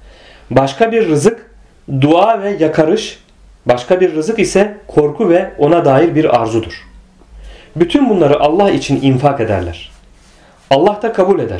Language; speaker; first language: Turkish; native; Turkish